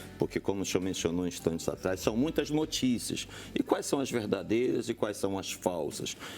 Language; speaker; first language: Portuguese; native; Portuguese